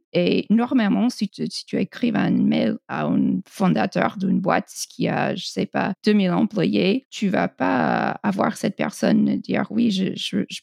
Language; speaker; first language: French; non-native, fluent; English